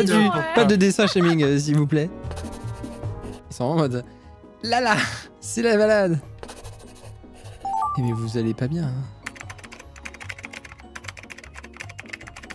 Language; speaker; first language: French; native; French